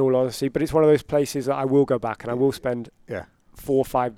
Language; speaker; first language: English; native; English